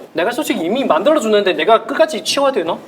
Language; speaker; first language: Korean; non-native, fluent; Chinese